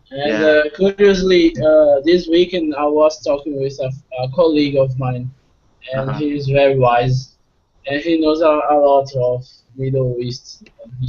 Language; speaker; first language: English; non-native, fluent; Portuguese